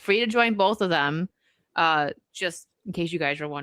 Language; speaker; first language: English; native; English